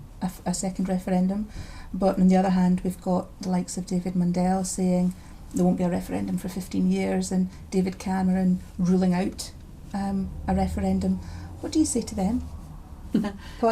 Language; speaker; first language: English; native; English